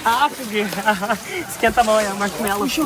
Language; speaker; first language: Portuguese; native; Portuguese